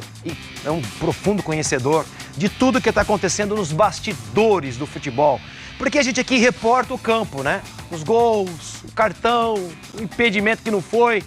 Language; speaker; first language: Portuguese; native; Portuguese